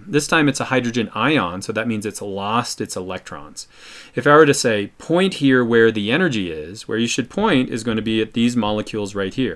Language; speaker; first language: English; native; English